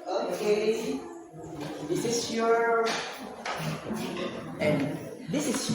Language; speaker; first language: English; non-native, learner; Indonesian